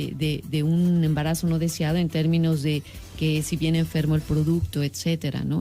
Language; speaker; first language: Spanish; native; Spanish